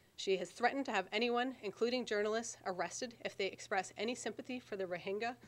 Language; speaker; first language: English; native; English